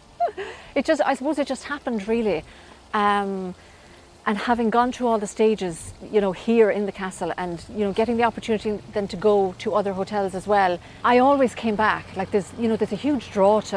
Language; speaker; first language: English; native; English